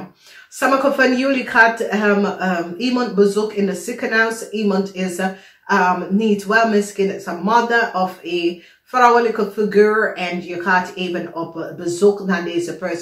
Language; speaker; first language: Dutch; non-native, learner; English